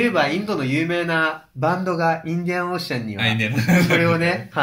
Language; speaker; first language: Japanese; native; Japanese